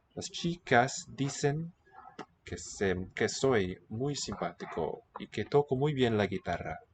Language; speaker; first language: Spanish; non-native, learner; English